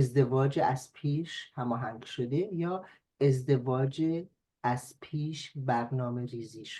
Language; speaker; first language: Persian; native; Persian